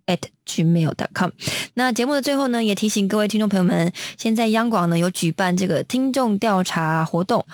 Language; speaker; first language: Chinese; native; Chinese